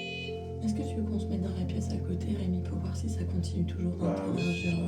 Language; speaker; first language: French; native; French